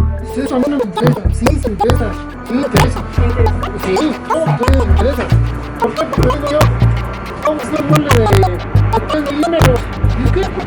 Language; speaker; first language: Spanish; native; Spanish